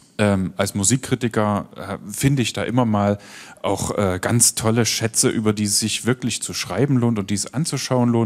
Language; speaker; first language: German; native; German